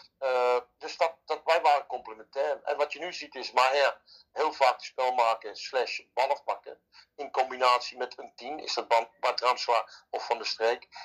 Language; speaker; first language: Dutch; native; Dutch